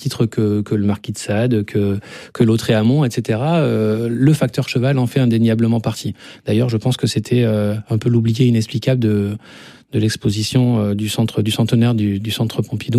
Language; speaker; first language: French; native; French